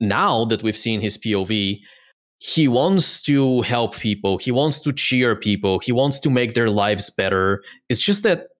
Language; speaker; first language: English; non-native, fluent; Bulgarian